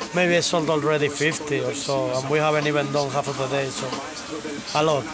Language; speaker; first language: English; non-native, fluent; Spanish